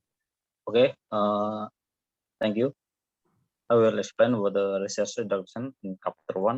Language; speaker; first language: English; non-native, learner; Indonesian